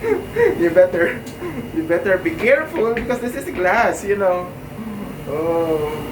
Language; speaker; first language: English; non-native, local second language; Filipino